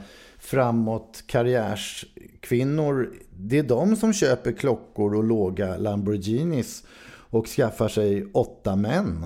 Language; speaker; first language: Swedish; native; Swedish